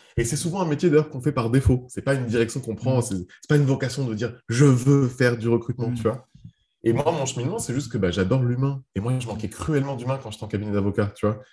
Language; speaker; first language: French; early bilingual, other home language; Arabic